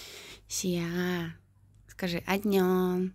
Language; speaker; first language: Russian; native; Russian